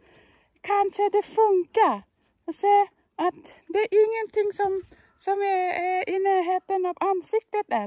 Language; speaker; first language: Swedish; non-native, fluent; Thai